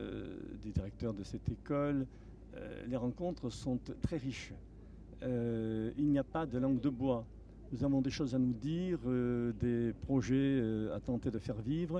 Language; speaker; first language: French; native; French